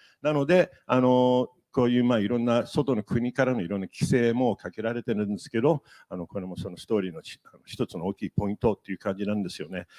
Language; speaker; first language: Japanese; native; Japanese